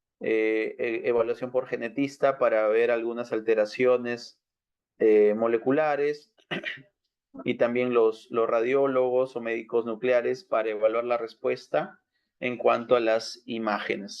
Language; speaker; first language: Spanish; native; Spanish